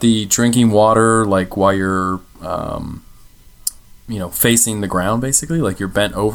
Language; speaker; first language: English; native; English